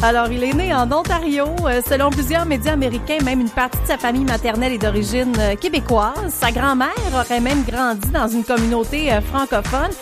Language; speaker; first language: French; native; French